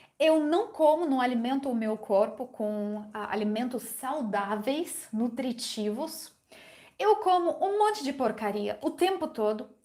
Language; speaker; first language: Portuguese; non-native, fluent; Ukrainian